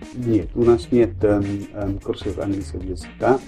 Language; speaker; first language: Russian; non-native, learner; English